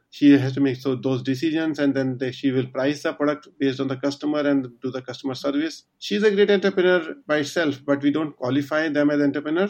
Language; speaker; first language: English; non-native, local second language; Hindi